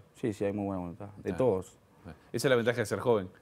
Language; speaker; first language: Spanish; native; Spanish